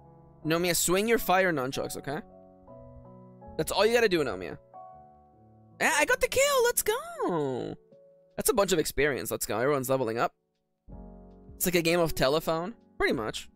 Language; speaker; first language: English; native; English